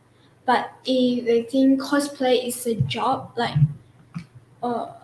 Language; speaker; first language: English; non-native, local second language; Chinese